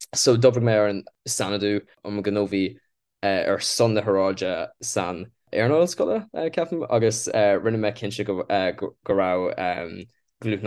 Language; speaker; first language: Irish; non-native, local second language; English